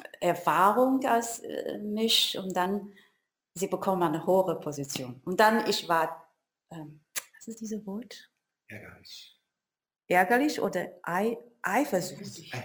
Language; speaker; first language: German; non-native, learner; Chinese